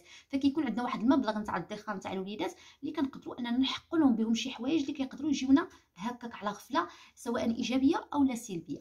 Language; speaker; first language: Arabic; native; Arabic